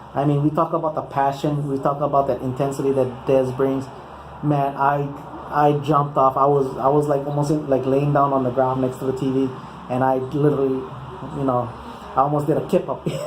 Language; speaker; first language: English; native; English